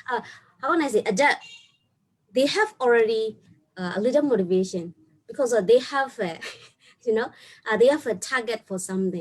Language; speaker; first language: English; non-native, learner; Burmese